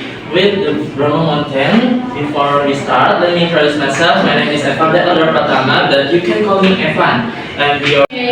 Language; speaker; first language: English; non-native, learner; Indonesian